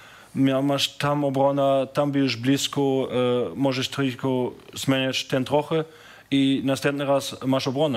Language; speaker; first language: Polish; non-native, learner; German